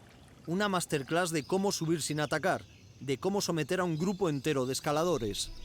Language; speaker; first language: Spanish; native; Spanish